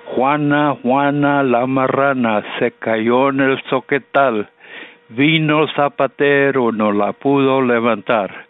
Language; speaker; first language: Spanish; early bilingual, heritage; Spanish